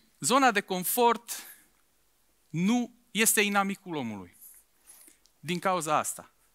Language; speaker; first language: Romanian; non-native, local second language; Hungarian